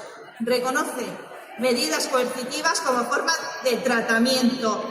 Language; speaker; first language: Spanish; native; Spanish